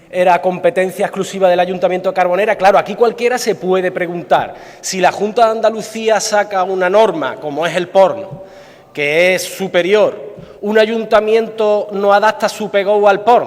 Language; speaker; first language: Spanish; native; Spanish